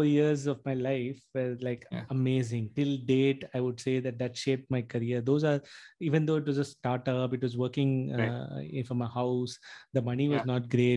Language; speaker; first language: English; non-native, local second language; Tamil